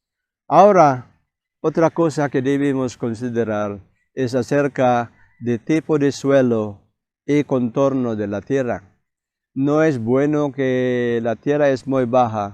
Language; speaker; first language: Spanish; non-native, fluent; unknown